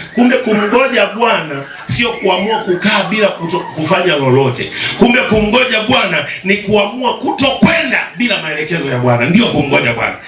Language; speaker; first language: Swahili; native; Swahili